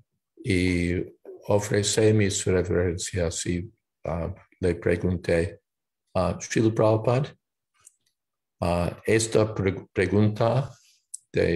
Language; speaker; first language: Spanish; non-native, fluent; English